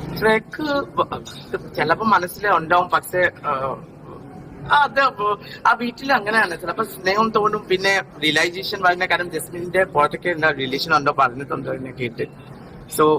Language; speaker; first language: Malayalam; non-native, local second language; Assamese